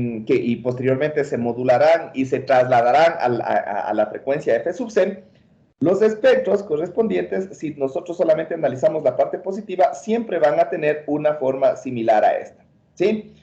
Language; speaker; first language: Spanish; native; Spanish